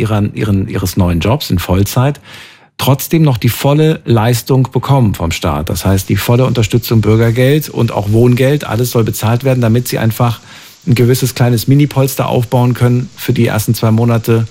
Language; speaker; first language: German; native; German